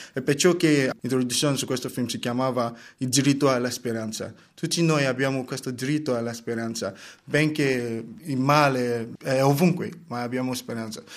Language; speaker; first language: Italian; non-native, fluent; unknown